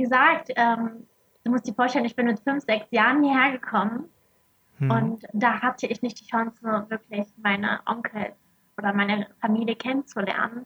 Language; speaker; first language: German; early bilingual, other home language; Arabic